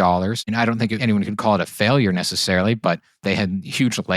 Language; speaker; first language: English; native; English